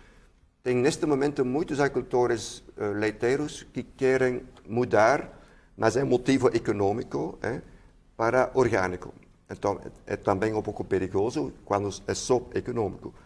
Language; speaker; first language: Portuguese; non-native, fluent; Dutch